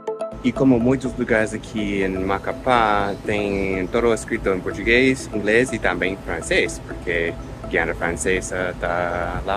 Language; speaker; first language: Portuguese; non-native, fluent; English